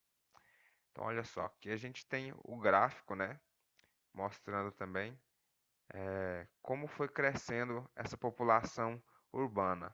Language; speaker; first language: Portuguese; native; Portuguese